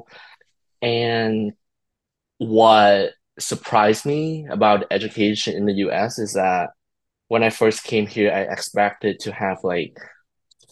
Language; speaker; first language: English; early bilingual, other home language; Vietnamese